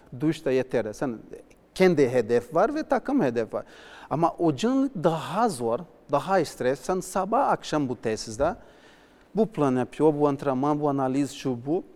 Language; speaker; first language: Turkish; non-native, learner; Portuguese